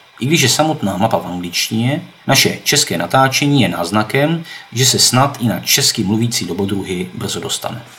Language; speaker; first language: Czech; native; Czech